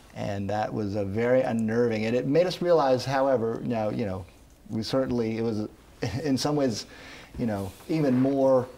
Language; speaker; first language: English; native; English